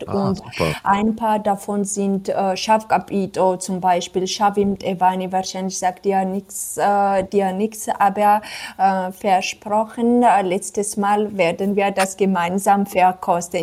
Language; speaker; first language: German; non-native, fluent; Georgian